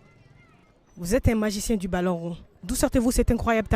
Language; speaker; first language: French; non-native, local second language; Bambara